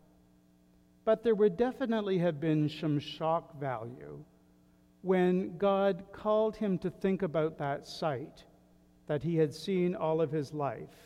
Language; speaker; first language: English; native; English